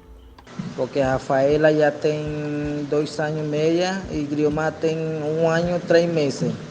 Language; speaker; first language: Spanish; non-native, local second language; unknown